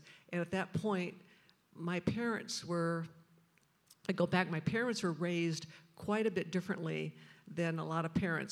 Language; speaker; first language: English; native; English